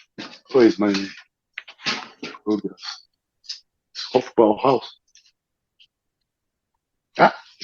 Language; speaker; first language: German; non-native, fluent; Portuguese